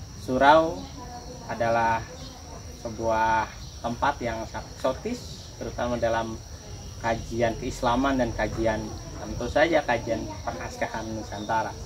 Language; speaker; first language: Indonesian; non-native, local second language; Sundanese